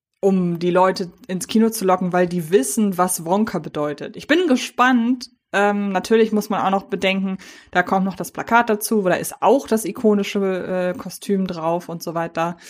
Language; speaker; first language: German; native; German